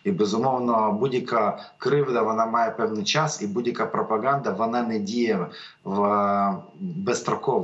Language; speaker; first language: Ukrainian; native; Ukrainian